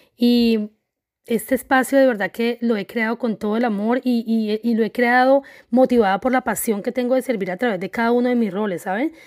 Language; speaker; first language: Spanish; native; Spanish